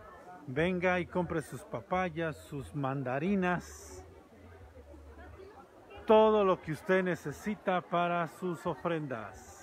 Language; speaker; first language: Spanish; native; Spanish